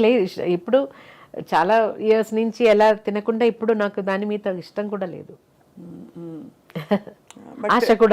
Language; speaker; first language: Telugu; non-native, fluent; Malayalam